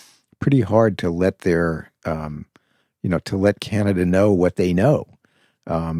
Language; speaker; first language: English; native; English